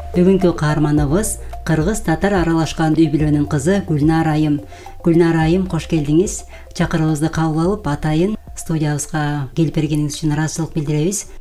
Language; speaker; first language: Kyrgyz; native; Kyrgyz